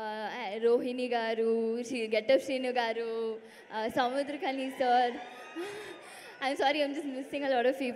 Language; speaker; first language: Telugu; non-native, learner; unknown